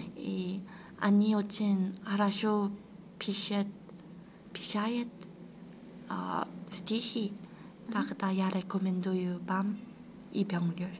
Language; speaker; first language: Russian; non-native, learner; Korean